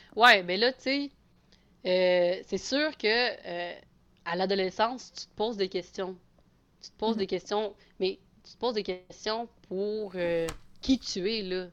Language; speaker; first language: French; native; French